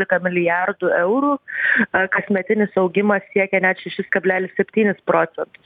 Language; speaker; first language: Lithuanian; native; Lithuanian